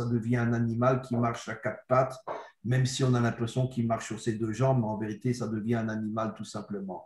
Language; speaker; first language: French; native; French